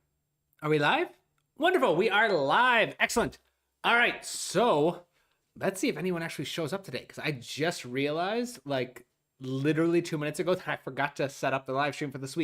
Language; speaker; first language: English; native; English